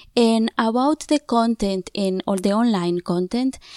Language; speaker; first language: English; non-native, fluent; Zapotec